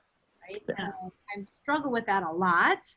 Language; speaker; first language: English; native; English